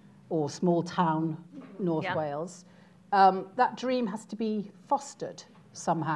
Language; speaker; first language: English; native; English